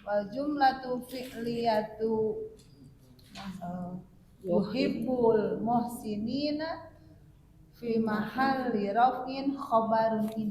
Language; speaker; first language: Arabic; non-native, learner; Indonesian